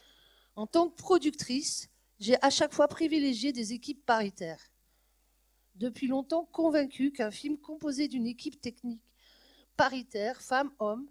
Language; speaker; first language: French; native; French